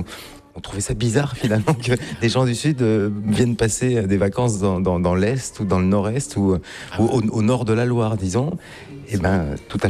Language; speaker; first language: French; native; French